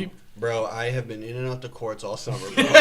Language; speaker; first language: English; native; English